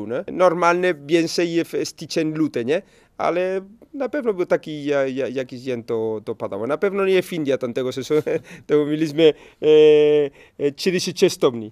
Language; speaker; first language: Polish; non-native, learner; Spanish